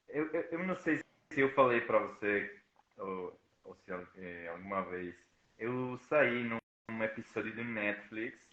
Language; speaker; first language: Portuguese; non-native, fluent; Spanish